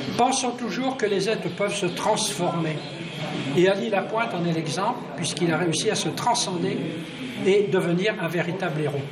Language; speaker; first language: French; native; French